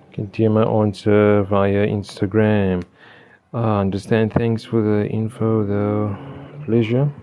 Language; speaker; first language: English; non-native, local second language; Afrikaans